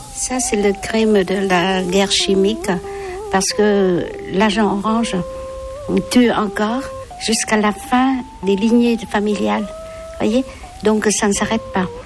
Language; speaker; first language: French; non-native, local second language; Vietnamese